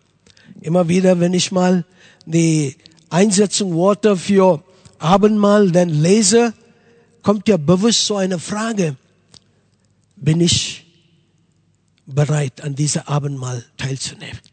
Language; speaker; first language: German; non-native, fluent; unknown